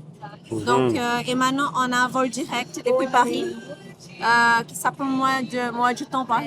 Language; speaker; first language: French; non-native, fluent; Portuguese